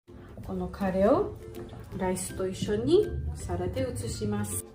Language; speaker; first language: Japanese; non-native, learner; Georgian